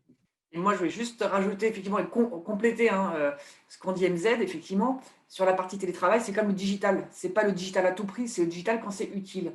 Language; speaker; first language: French; native; French